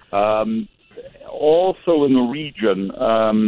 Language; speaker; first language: English; non-native, fluent; Arabic